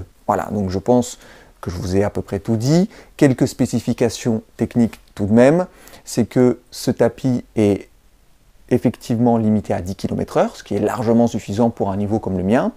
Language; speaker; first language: French; native; French